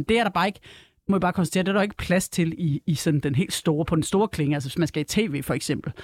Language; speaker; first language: Danish; native; Danish